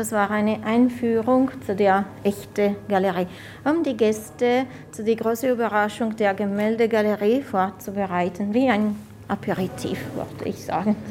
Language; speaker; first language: German; non-native, fluent; Italian